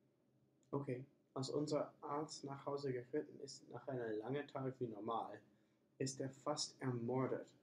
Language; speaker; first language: German; non-native, learner; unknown